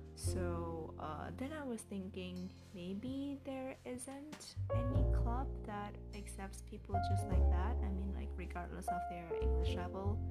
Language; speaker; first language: English; non-native, fluent; Indonesian